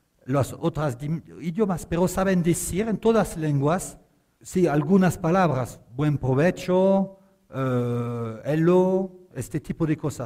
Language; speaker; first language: Spanish; non-native, fluent; French